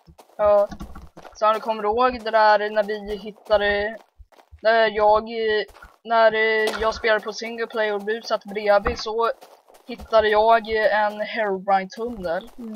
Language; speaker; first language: Swedish; early bilingual, heritage; Swedish